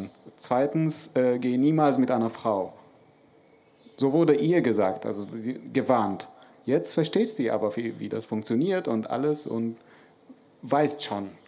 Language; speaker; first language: German; non-native, fluent; Arabic